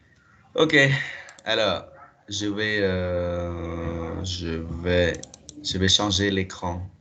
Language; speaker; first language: French; non-native, fluent; Khmer